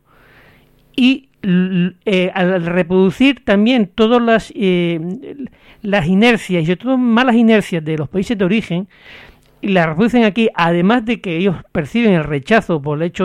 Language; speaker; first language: Spanish; native; Spanish